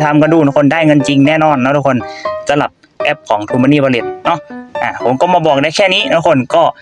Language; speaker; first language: Thai; non-native, local second language; Northeastern Thai